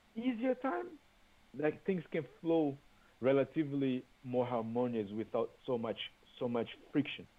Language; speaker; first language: English; non-native, fluent; Portuguese